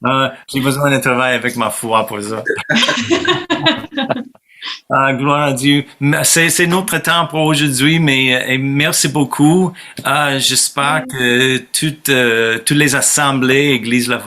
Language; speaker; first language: French; non-native, fluent; English